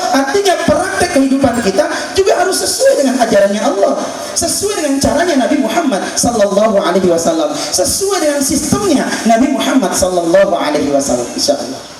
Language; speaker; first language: Indonesian; non-native, local second language; Buginese